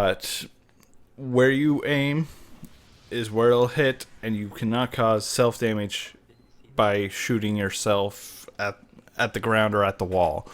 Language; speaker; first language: English; native; English